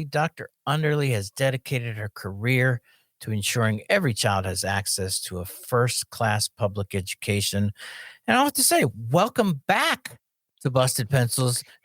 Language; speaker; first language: English; native; English